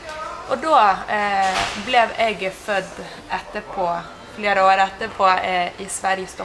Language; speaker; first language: Norwegian; early bilingual, heritage; Spanish